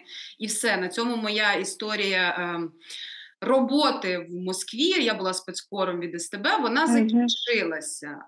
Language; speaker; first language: Ukrainian; native; Ukrainian